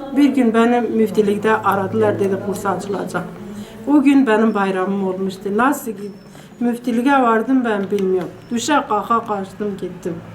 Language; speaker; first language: Turkish; non-native, local second language; Kurdish